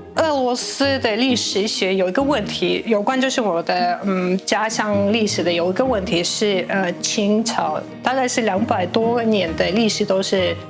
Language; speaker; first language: Chinese; non-native, fluent; Russian